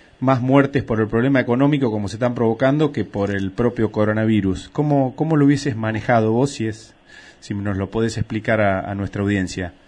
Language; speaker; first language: Spanish; native; Spanish